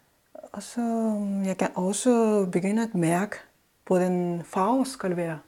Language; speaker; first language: Danish; non-native, fluent; Japanese